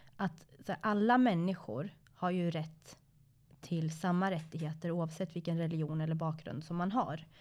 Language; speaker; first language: Swedish; early bilingual, other home language; Persian